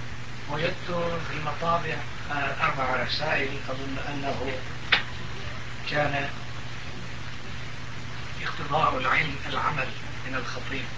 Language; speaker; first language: Arabic; non-native, fluent; Turkish